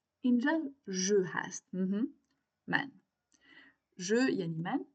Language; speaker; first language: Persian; non-native, learner; French